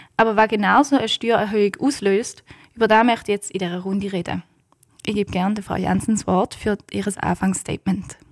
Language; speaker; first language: German; native; German